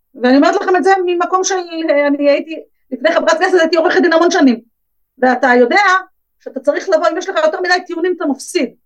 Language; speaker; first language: Hebrew; native; Hebrew